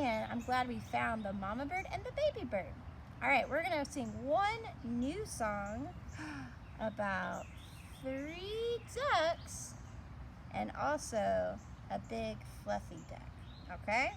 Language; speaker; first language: English; native; English